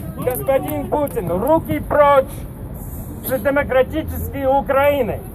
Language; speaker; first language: Russian; non-native, fluent; English